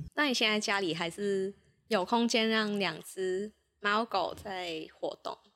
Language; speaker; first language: Chinese; non-native, local second language; Cantonese